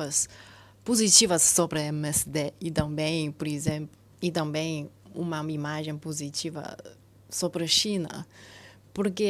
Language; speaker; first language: Portuguese; non-native, fluent; Chinese